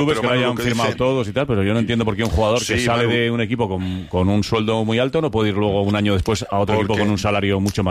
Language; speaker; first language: Spanish; native; Spanish